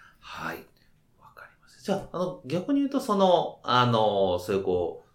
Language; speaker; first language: Japanese; native; Japanese